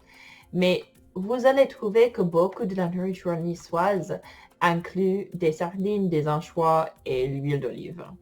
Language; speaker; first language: French; non-native, fluent; English